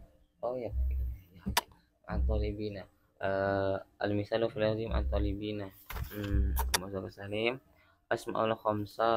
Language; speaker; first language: Arabic; non-native, learner; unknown